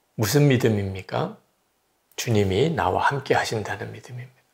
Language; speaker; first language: Korean; native; Korean